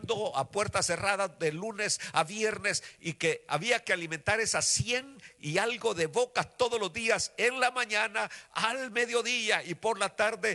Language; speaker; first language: Spanish; native; Spanish